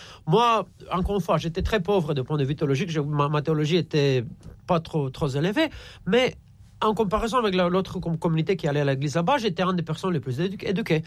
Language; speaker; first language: French; non-native, fluent; Romanian